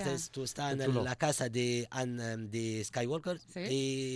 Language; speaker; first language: Spanish; non-native, fluent; Arabic